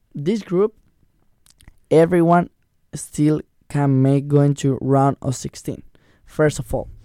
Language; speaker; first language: English; non-native, learner; Spanish